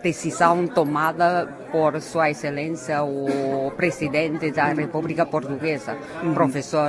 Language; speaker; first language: Portuguese; non-native, fluent; Chinese